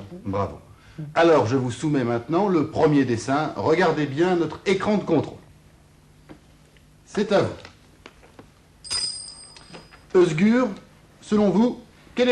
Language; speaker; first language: French; native; French